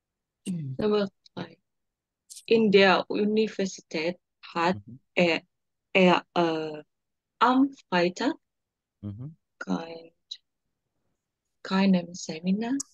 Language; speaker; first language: German; non-native, learner; Indonesian